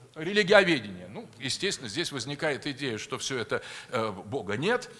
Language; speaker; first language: Russian; native; Russian